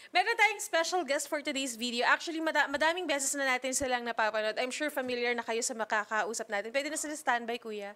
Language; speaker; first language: Filipino; native; Filipino